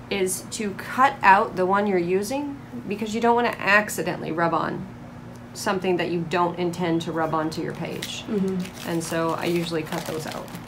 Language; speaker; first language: English; native; English